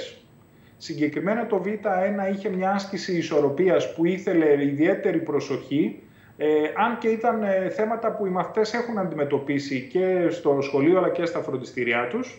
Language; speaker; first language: Greek; native; Greek